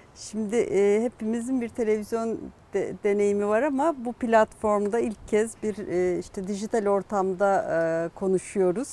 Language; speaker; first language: Turkish; non-native, local second language; Kurdish